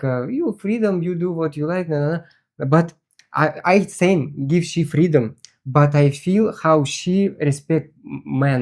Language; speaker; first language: English; non-native, learner; Russian